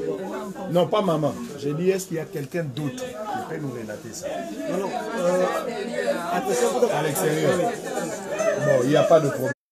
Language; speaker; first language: French; non-native, local second language; Lingala